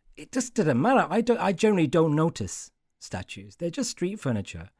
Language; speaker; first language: English; native; English